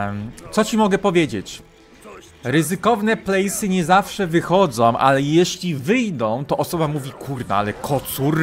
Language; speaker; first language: Polish; native; Polish